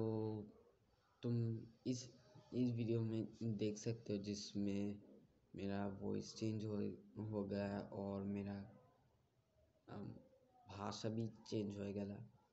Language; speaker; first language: Hindi; non-native, learner; Bangla